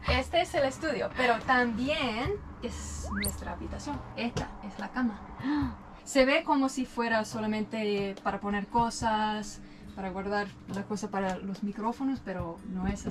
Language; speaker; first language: Spanish; non-native, fluent; English